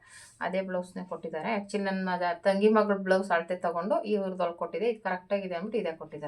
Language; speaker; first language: Kannada; native; Kannada